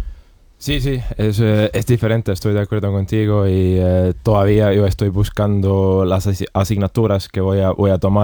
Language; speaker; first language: Spanish; non-native, fluent; Estonian